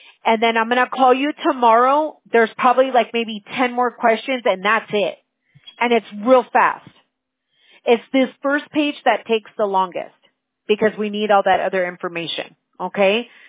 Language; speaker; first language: English; early bilingual, other home language; Spanish